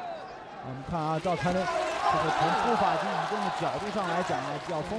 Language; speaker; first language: Chinese; native; Chinese